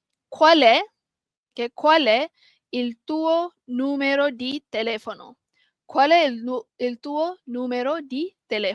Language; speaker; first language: Italian; non-native, fluent; Malay